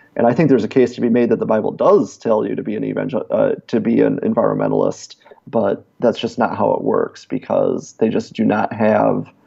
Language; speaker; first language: English; native; English